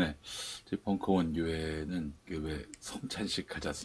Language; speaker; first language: Korean; native; Korean